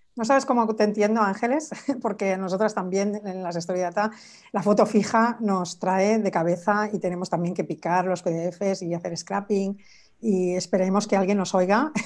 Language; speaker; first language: Spanish; native; Spanish